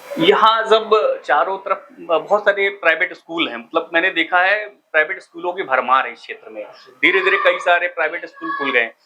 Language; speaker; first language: Hindi; native; Hindi